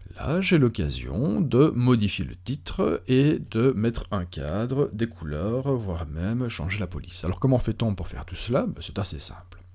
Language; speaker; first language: French; native; French